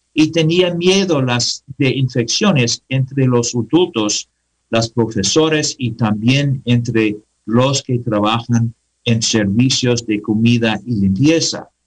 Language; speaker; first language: Spanish; non-native, learner; English